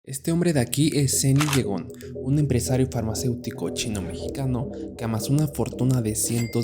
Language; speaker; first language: Spanish; native; Spanish